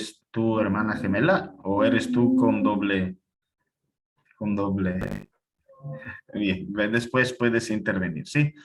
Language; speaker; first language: Spanish; non-native, fluent; Italian